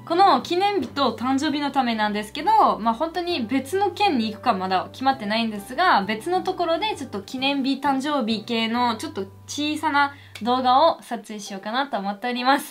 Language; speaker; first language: Japanese; non-native, fluent; French